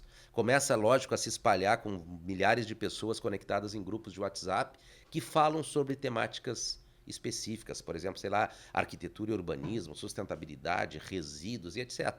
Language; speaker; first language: Portuguese; native; Portuguese